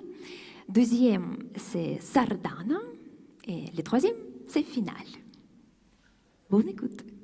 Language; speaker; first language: French; non-native, fluent; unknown